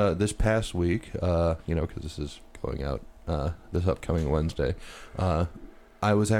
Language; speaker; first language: English; native; English